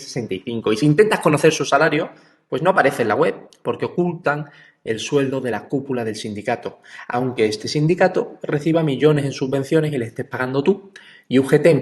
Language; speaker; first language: Spanish; native; Spanish